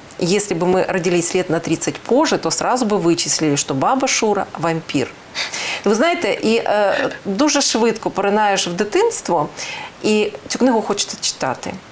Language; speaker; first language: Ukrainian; non-native, local second language; Russian